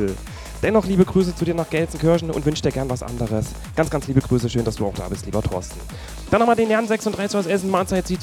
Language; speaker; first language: German; native; German